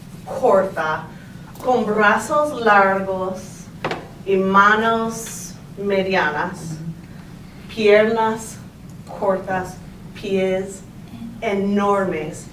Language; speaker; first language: Spanish; non-native, fluent; English